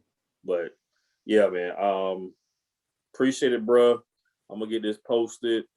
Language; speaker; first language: English; native; English